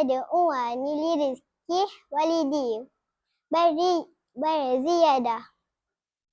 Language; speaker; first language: Arabic; non-native, learner; Malay